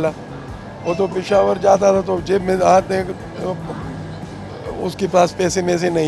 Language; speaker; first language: Hindi; non-native, local second language; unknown